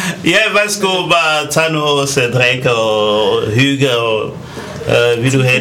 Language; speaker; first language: Danish; non-native, fluent; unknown